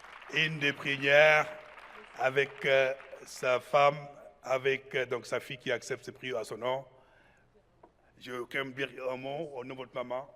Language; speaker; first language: French; non-native, local second language; Wolof